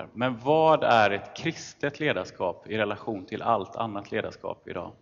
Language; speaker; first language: Swedish; native; Swedish